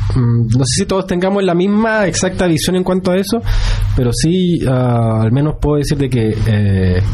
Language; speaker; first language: Spanish; native; Spanish